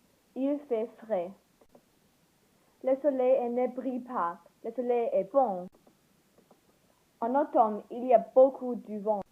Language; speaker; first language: French; non-native, learner; English